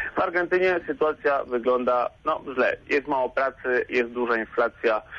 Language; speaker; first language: Polish; non-native, fluent; Spanish